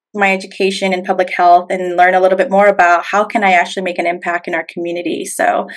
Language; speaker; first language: English; native; English